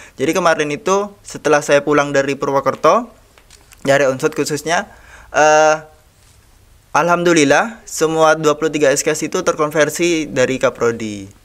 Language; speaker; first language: Indonesian; native; Indonesian